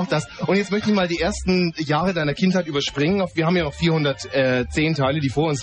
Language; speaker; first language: German; native; German